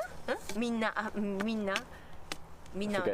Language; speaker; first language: Japanese; non-native, learner; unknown